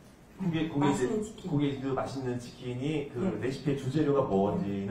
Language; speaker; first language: Korean; native; Korean